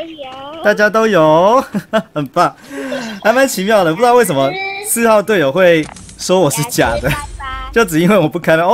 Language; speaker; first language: Chinese; native; Chinese